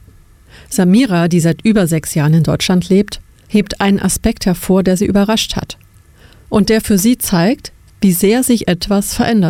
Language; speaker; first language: German; native; German